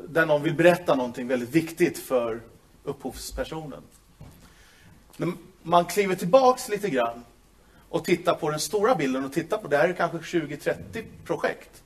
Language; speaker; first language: Swedish; native; Swedish